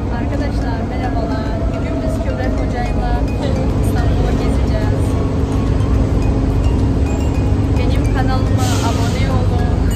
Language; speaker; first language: Turkish; non-native, learner; Kazakh